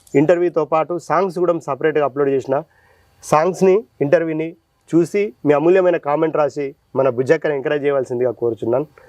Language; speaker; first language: Telugu; native; Telugu